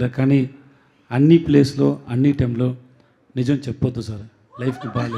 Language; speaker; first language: Telugu; non-native, learner; Tamil